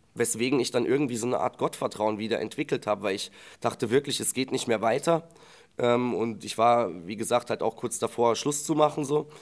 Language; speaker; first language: German; native; German